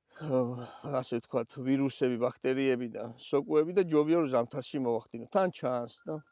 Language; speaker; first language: Georgian; native; Georgian